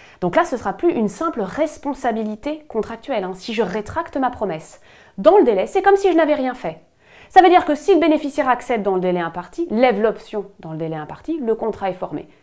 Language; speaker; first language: French; native; French